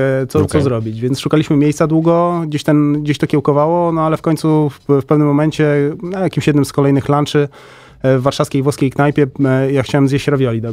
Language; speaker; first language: Polish; native; Polish